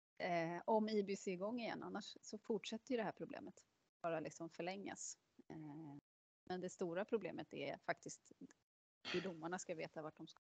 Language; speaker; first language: Swedish; native; Swedish